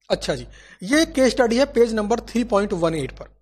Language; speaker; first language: Hindi; native; Hindi